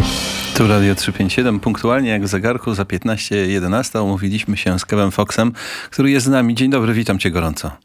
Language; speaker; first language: Polish; native; Polish